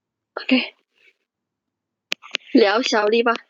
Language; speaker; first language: Chinese; non-native, fluent; Indonesian